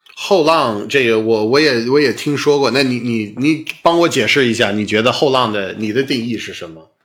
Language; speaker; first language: Chinese; non-native, fluent; English